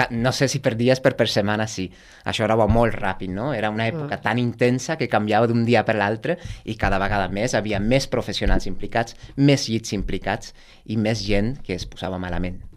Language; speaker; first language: Catalan; non-native, fluent; Dutch